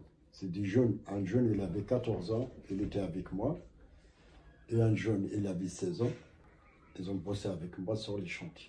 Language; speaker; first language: French; non-native, fluent; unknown